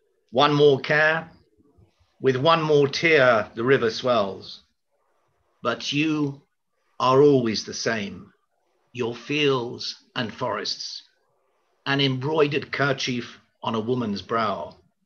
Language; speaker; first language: English; native; English